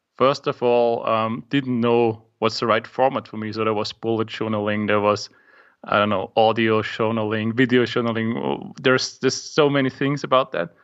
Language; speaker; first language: English; non-native, fluent; German